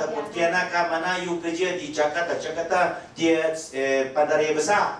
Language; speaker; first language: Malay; non-native, local second language; Chinese